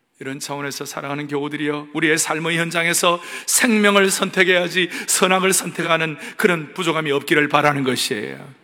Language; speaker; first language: Korean; native; Korean